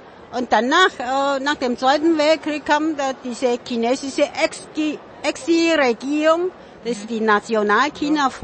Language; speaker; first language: German; non-native, fluent; Min Nan Chinese